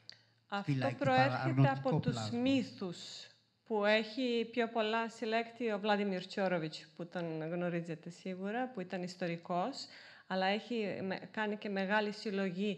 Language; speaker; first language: Greek; non-native, fluent; Serbian